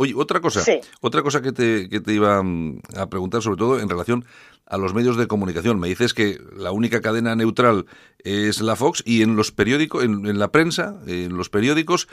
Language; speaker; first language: Spanish; native; Spanish